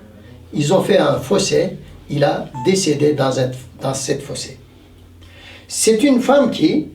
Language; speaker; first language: French; non-native, learner; Turkish